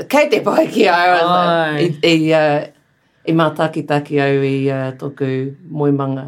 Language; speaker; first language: Māori; non-native, local second language; English